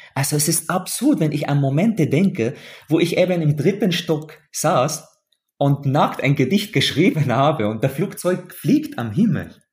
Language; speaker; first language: German; non-native, fluent; Arabic